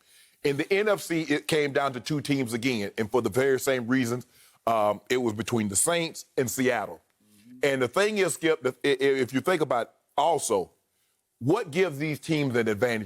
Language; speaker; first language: English; native; English